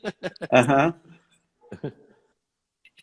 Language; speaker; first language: Portuguese; non-native, fluent; Spanish